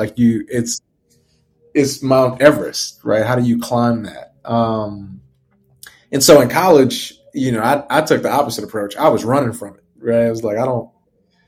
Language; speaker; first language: English; native; English